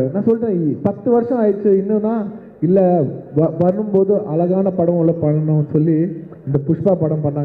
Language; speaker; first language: Tamil; non-native, local second language; Telugu